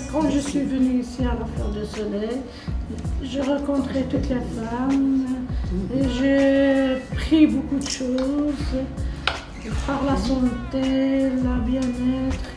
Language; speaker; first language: French; non-native, learner; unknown